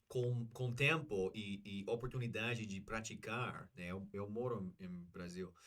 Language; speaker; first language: Portuguese; non-native, learner; English